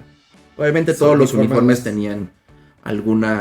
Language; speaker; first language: Spanish; native; Spanish